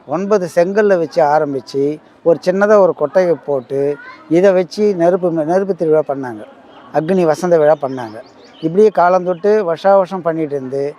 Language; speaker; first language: Tamil; native; Tamil